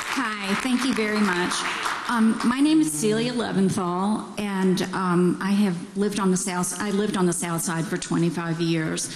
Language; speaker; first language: English; native; English